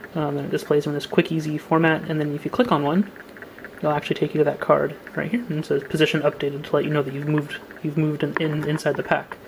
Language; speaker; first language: English; native; English